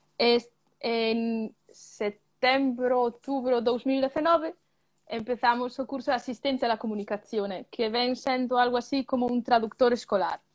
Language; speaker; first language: Galician; early bilingual, other home language; Spanish